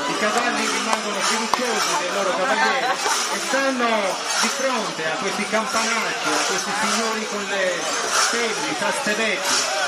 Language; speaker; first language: Italian; native; Italian